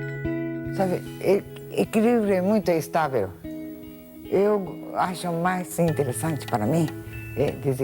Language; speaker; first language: Portuguese; non-native, fluent; Japanese